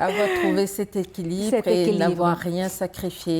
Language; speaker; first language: French; native; French